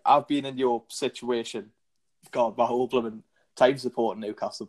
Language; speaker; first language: English; native; English